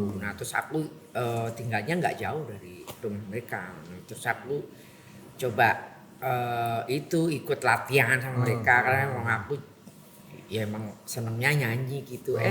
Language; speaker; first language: Indonesian; non-native, local second language; Javanese